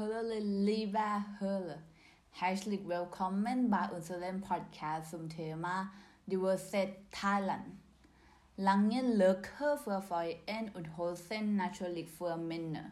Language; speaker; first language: German; non-native, learner; Thai